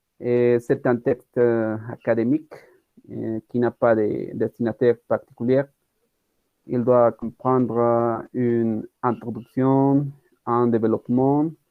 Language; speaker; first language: French; non-native, learner; Spanish